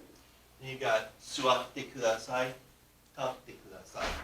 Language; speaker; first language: Japanese; non-native, fluent; English